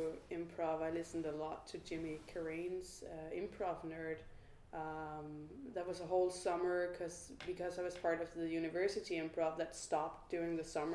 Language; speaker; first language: English; non-native, fluent; Danish